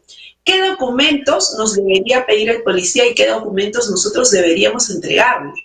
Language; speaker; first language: Spanish; native; Spanish